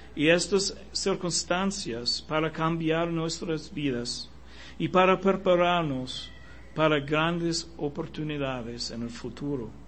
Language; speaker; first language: Spanish; non-native, fluent; English